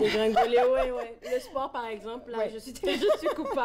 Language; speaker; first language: French; native; French